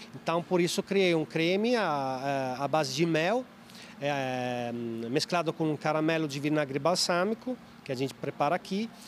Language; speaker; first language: Portuguese; non-native, fluent; Italian